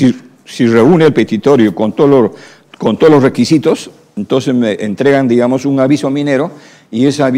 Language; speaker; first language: Spanish; native; Spanish